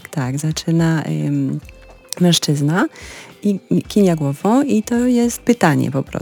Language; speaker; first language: Polish; non-native, fluent; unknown